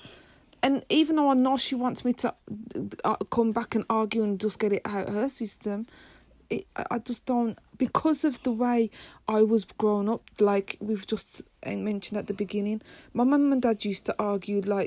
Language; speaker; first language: English; native; English